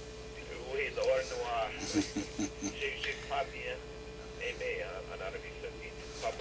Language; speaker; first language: French; non-native, fluent; English